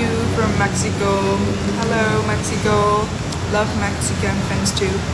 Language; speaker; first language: English; non-native, learner; Burmese